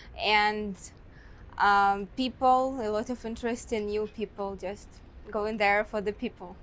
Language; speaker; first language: English; non-native, fluent; Russian